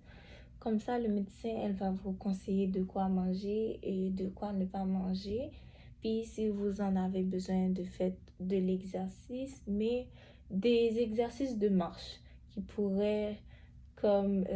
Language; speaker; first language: French; native; French